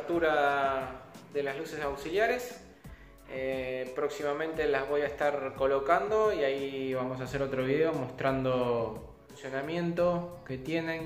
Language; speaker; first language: Spanish; native; Spanish